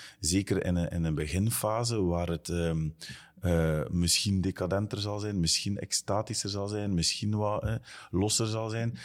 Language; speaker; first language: Dutch; native; Dutch